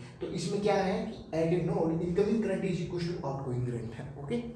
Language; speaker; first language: Hindi; native; Hindi